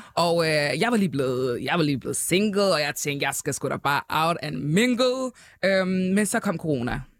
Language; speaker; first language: Danish; early bilingual, other home language; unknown